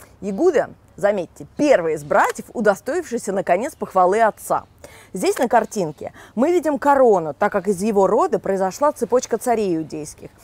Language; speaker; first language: Russian; native; Russian